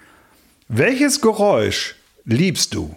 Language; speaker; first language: German; native; German